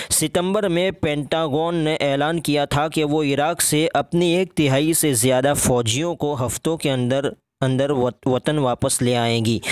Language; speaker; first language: Urdu; native; Urdu